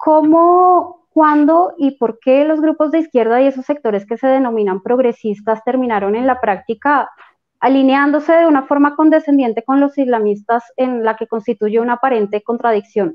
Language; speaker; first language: Spanish; native; Spanish